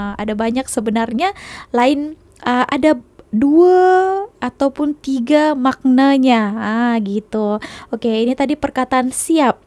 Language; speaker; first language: Indonesian; native; Indonesian